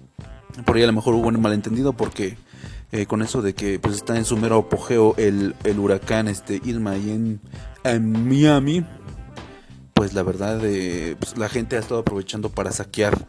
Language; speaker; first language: Spanish; native; Spanish